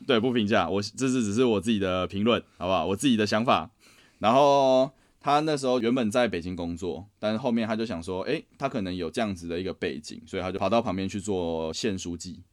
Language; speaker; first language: Chinese; native; Chinese